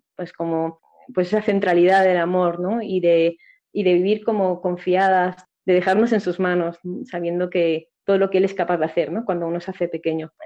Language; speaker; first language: Spanish; native; Spanish